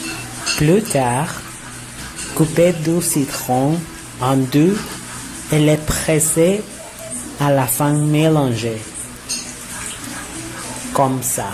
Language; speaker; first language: French; non-native, learner; Spanish